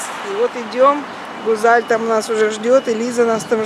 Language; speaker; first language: Russian; native; Russian